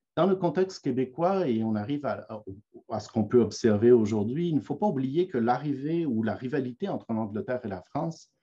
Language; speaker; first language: French; native; French